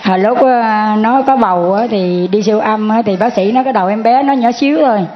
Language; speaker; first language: Vietnamese; native; Vietnamese